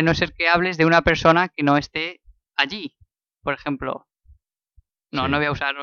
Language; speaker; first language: Spanish; native; Spanish